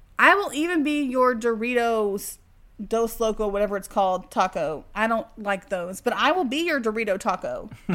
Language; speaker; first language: English; native; English